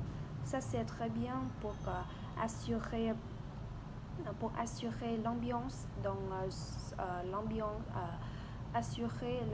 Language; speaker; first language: French; non-native, learner; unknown